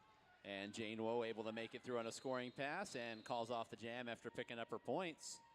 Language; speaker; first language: English; native; English